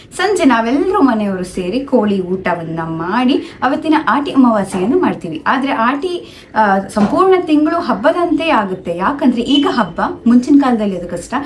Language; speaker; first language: Kannada; non-native, local second language; Tulu